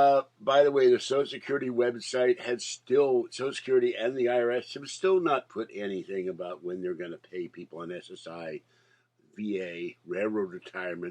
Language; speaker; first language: English; native; English